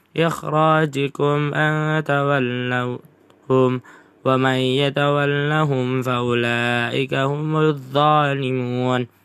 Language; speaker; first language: Arabic; non-native, learner; Indonesian